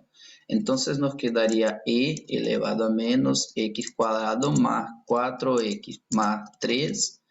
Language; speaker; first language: Spanish; non-native, fluent; Portuguese